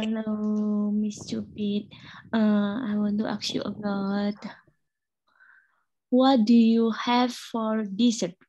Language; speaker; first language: English; non-native, learner; Indonesian